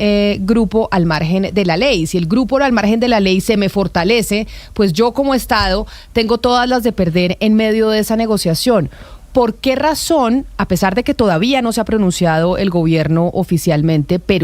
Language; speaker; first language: Spanish; native; Spanish